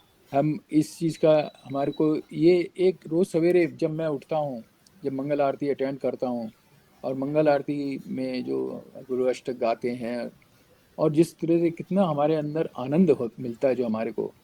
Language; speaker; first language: Hindi; native; Hindi